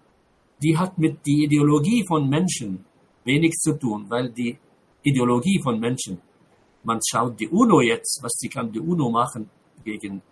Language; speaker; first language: German; non-native, fluent; Arabic